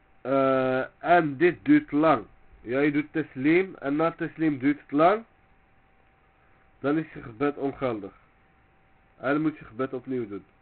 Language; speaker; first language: Dutch; early bilingual, other home language; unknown